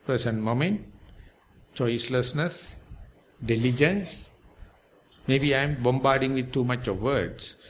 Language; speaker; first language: English; non-native, local second language; Sinhala